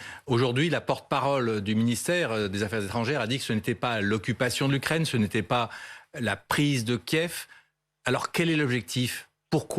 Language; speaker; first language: French; native; French